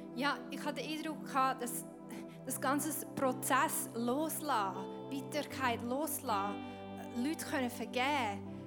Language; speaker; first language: German; non-native, fluent; English